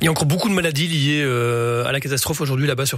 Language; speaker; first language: French; native; French